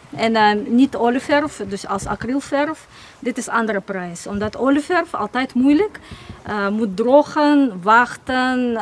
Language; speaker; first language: Dutch; non-native, learner; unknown